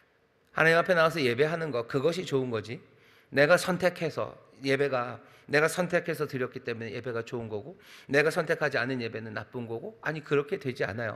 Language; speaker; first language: Korean; native; Korean